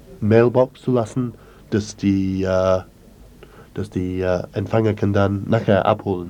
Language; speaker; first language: German; non-native, learner; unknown